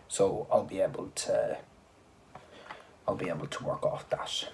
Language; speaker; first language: English; native; English